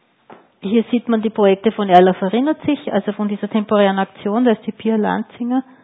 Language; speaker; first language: German; native; German